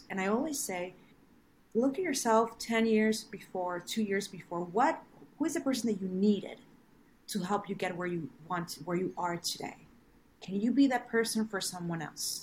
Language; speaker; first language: English; non-native, fluent; Spanish